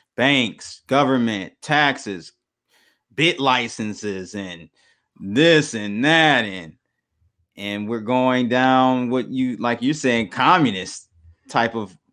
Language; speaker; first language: English; native; English